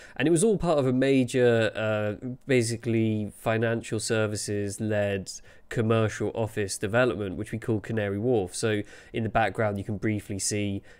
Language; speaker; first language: English; native; English